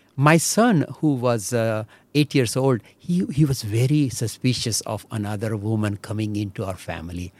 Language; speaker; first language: English; non-native, local second language; Marathi